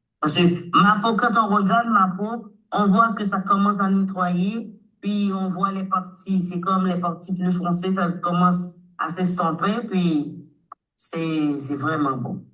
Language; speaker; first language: French; non-native, local second language; Haitian Creole